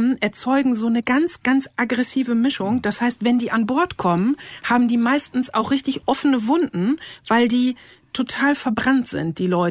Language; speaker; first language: German; native; German